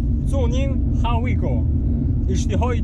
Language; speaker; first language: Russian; non-native, fluent; Tajik